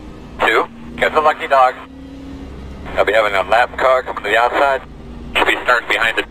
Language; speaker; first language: English; native; English